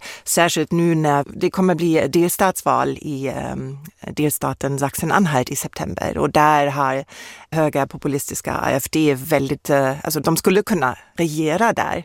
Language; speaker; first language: Swedish; non-native, fluent; German